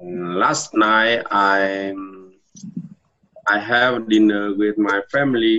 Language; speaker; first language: English; non-native, learner; Vietnamese